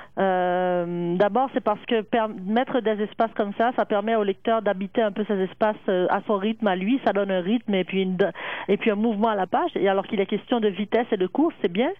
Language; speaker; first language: French; native; French